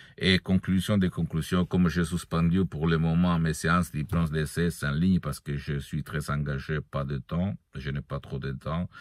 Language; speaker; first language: French; non-native, fluent; Italian